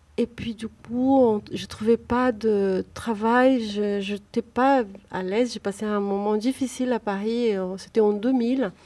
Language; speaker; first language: French; non-native, fluent; Portuguese